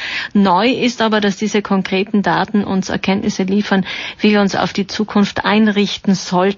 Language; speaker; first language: German; native; German